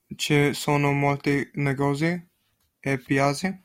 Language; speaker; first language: Italian; non-native, learner; English